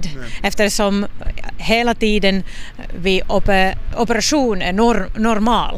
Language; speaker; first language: Swedish; non-native, local second language; Finnish